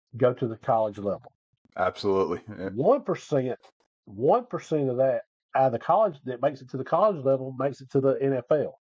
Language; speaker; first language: English; native; English